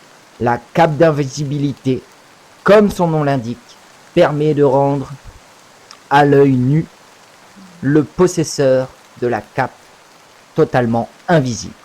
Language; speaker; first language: French; native; French